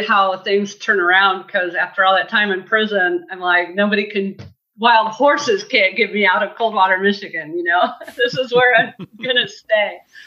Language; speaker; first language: English; native; English